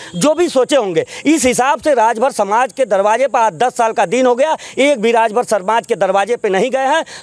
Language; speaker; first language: Hindi; native; Hindi